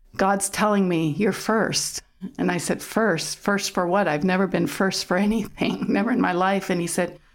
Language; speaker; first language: English; early bilingual, other home language; German